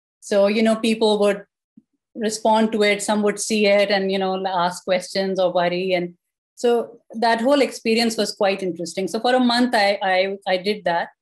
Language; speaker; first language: English; non-native, local second language; Urdu